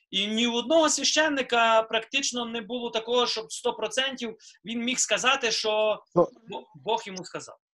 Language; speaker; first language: Ukrainian; native; Ukrainian